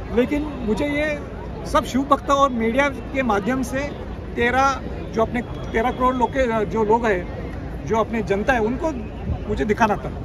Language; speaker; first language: Hindi; non-native, local second language; Marathi